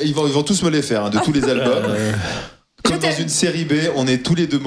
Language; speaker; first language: French; native; French